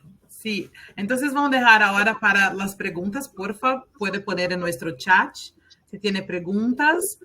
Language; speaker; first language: Spanish; non-native, learner; Portuguese